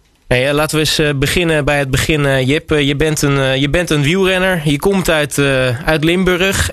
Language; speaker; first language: Dutch; native; Dutch